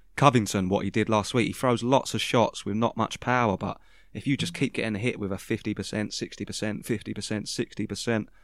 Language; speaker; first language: English; native; English